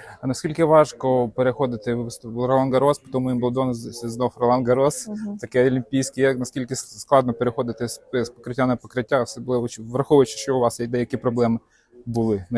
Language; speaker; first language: Ukrainian; non-native, local second language; Russian